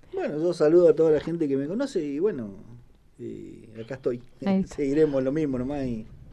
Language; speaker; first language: Spanish; native; Spanish